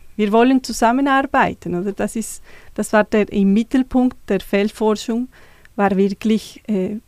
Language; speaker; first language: German; non-native, fluent; Spanish